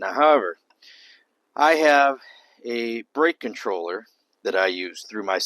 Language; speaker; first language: English; native; English